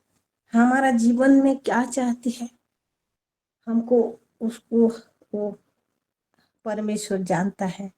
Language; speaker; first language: Hindi; non-native, local second language; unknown